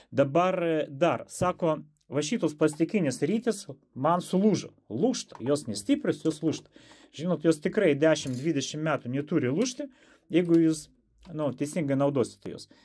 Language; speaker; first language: Lithuanian; non-native, local second language; Russian